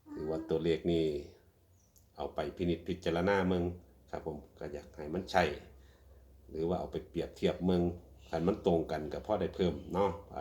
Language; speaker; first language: Thai; native; Thai